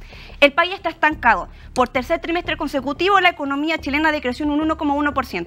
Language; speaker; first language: Spanish; native; Spanish